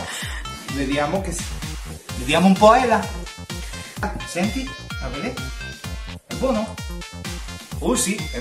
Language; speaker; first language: Italian; non-native, learner; Spanish